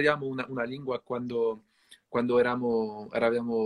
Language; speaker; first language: English; non-native, fluent; French